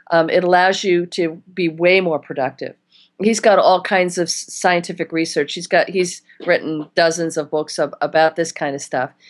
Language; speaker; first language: English; native; English